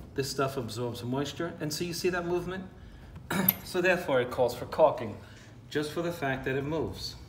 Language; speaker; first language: English; native; English